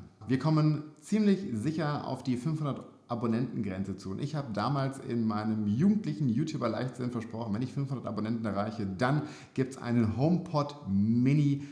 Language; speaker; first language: German; native; German